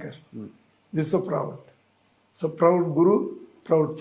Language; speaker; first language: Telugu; non-native, learner; Tamil